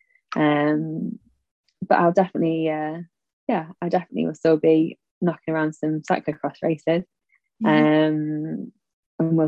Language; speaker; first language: English; native; English